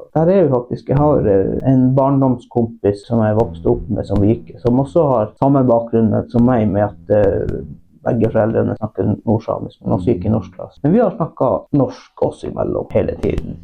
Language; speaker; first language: Norwegian; non-native, local second language; Northern Sami